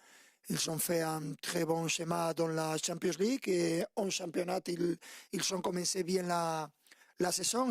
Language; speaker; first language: French; non-native, fluent; Spanish